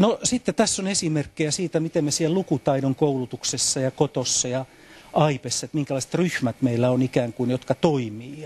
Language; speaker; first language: Finnish; native; Finnish